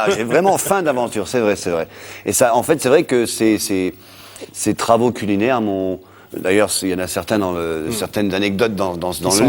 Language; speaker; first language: French; native; French